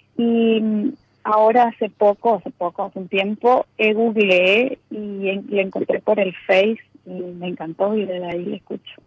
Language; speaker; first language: Spanish; native; Spanish